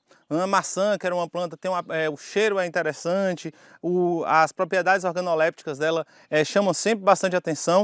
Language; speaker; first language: Portuguese; native; Portuguese